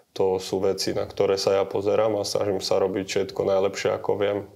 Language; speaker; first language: Slovak; native; Slovak